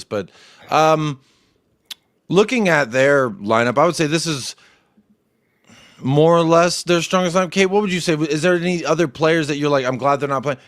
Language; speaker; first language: English; native; English